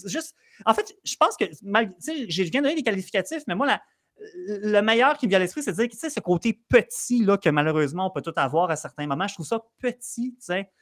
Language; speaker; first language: French; native; French